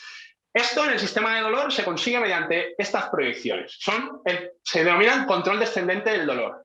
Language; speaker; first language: Spanish; native; Spanish